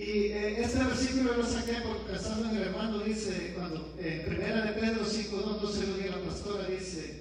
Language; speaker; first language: Spanish; native; Spanish